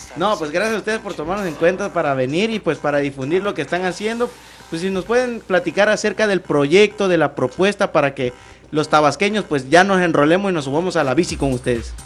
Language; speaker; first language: Spanish; native; Spanish